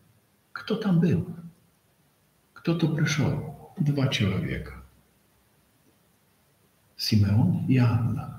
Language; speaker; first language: Russian; non-native, fluent; Polish